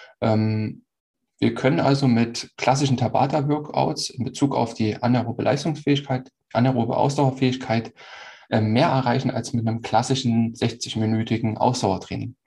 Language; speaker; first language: German; native; German